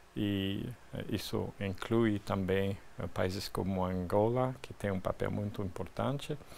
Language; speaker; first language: Portuguese; non-native, fluent; French